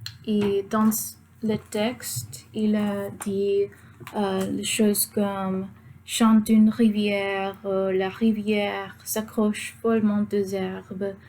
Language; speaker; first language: French; non-native, fluent; Spanish